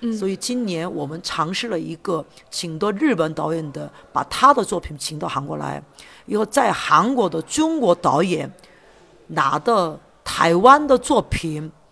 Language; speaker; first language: Chinese; non-native, fluent; Korean